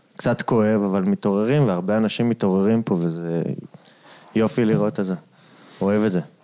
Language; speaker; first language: Hebrew; native; Hebrew